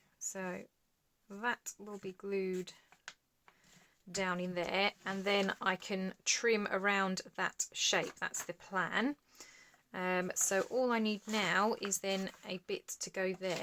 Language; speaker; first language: English; native; English